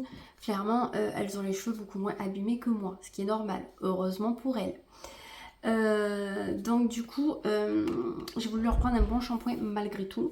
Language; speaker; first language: French; native; French